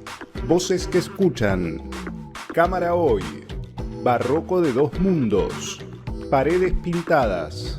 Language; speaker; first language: Spanish; native; Spanish